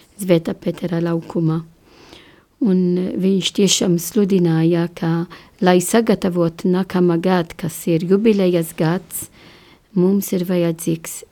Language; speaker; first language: Latvian; non-native, learner; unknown